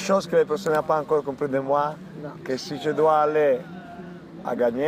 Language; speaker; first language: French; non-native, learner; Italian